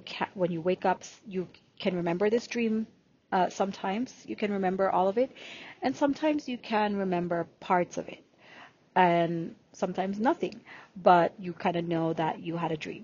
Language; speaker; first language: English; non-native, local second language; Jamaican Creole English